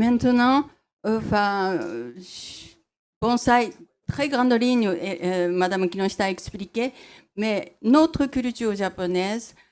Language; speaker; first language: French; non-native, fluent; Japanese